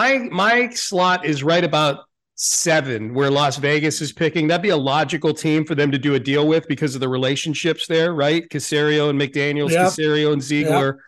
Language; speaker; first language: English; native; English